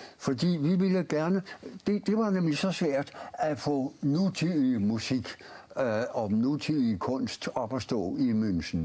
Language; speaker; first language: Danish; early bilingual, other home language; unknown